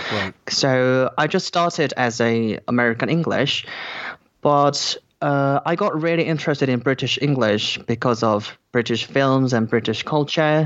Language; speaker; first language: English; non-native, fluent; Korean